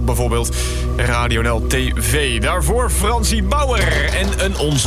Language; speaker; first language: Dutch; native; Dutch